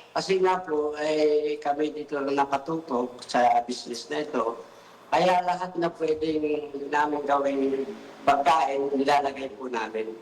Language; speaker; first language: Filipino; native; Filipino